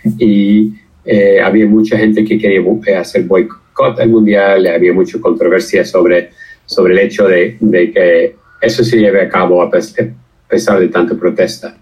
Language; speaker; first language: Spanish; non-native, fluent; English